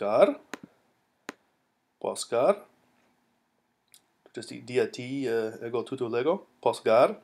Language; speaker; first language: Greek; non-native, fluent; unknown